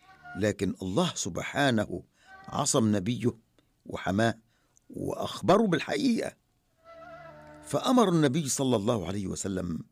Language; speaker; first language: Arabic; native; Arabic